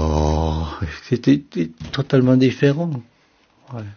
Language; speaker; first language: French; non-native, fluent; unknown